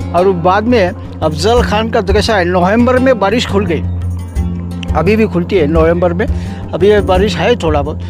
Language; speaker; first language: Hindi; non-native, local second language; Marathi